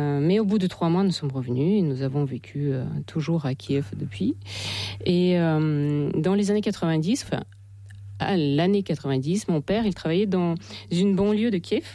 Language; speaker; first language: French; non-native, fluent; Russian